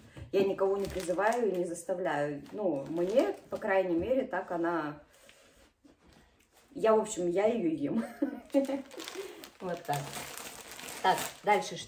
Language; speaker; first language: Russian; native; Russian